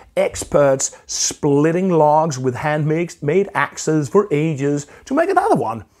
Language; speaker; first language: English; non-native, fluent; Danish